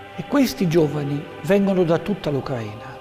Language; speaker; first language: Italian; non-native, fluent; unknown